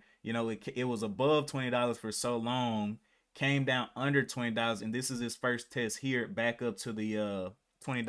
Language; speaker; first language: English; native; English